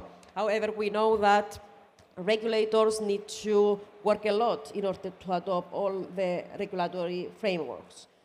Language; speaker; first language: English; non-native, fluent; Greek